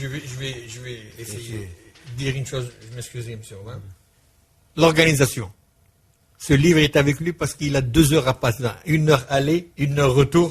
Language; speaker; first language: French; non-native, local second language; Arabic